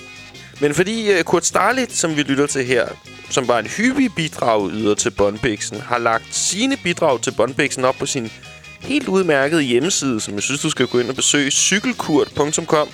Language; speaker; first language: Danish; native; Danish